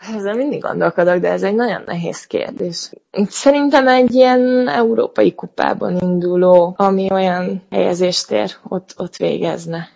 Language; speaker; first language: Hungarian; native; Hungarian